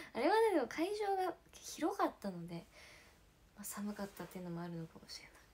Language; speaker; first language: Japanese; native; Japanese